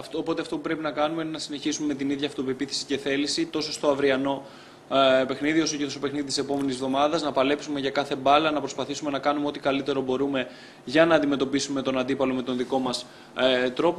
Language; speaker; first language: Greek; native; Greek